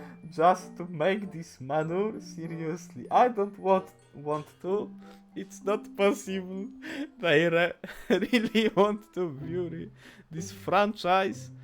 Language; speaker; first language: English; non-native, learner; Polish